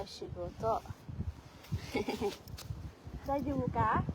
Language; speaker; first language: Japanese; non-native, learner; Filipino